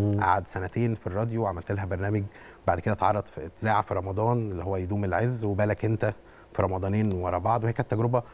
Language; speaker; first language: Arabic; native; Arabic